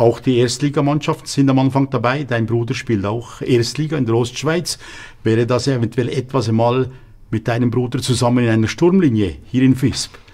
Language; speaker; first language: German; native; German